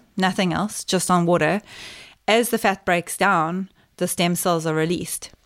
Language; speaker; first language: English; native; English